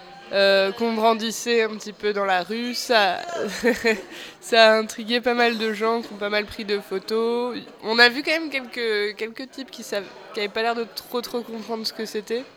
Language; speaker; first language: French; non-native, fluent; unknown